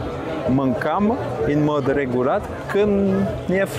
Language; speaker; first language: Romanian; non-native, fluent; French